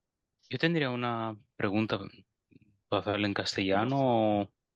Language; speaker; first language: Spanish; non-native, fluent; French